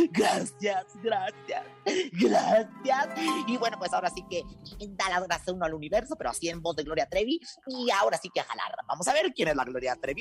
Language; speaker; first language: Spanish; native; Spanish